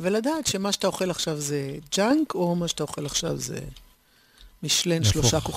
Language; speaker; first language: Hebrew; native; Hebrew